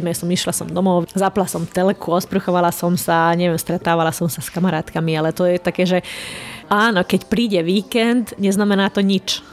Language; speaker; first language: Slovak; non-native, local second language; Hungarian